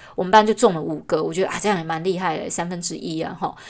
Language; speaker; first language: Chinese; native; Chinese